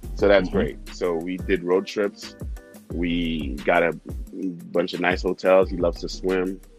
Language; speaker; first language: English; non-native, fluent; Haitian Creole